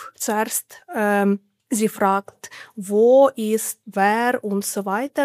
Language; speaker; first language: German; non-native, learner; Ukrainian